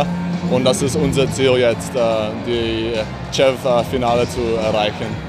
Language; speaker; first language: German; non-native, fluent; English